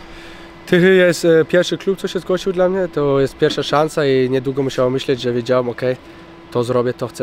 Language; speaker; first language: Polish; early bilingual, heritage; Polish